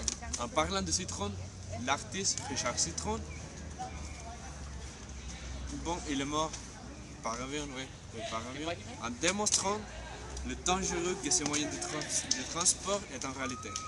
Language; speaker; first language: French; non-native, learner; Spanish